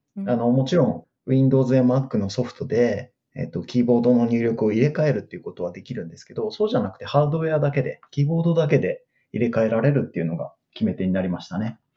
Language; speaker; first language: Japanese; native; Japanese